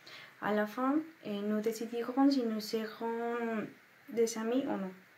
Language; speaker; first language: French; non-native, learner; Spanish